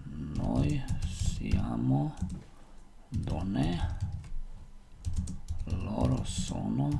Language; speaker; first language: Italian; non-native, learner; Slovak